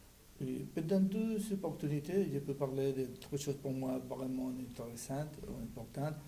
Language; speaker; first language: French; non-native, learner; Spanish